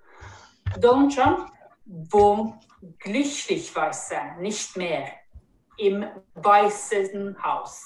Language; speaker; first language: German; non-native, fluent; Norwegian